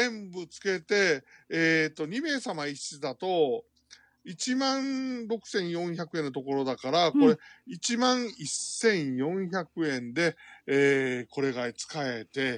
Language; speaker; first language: Japanese; native; Japanese